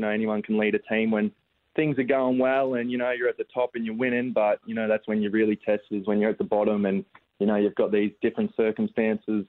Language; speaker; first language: English; native; English